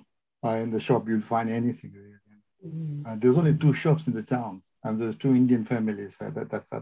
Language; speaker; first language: English; non-native, local second language; Gujarati